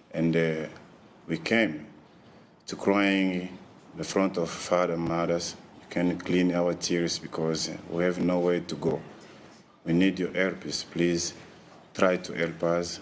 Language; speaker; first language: English; non-native, learner; Portuguese